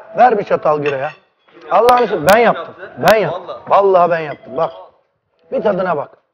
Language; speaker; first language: Turkish; native; Turkish